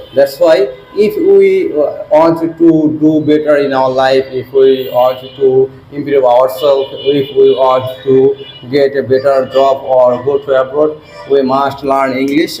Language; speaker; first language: English; non-native, learner; Bangla